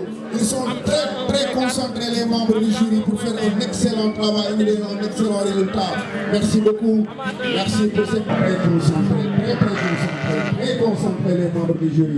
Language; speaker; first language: French; non-native, local second language; Wolof